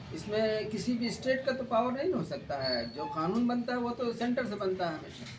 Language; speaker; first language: Hindi; native; Hindi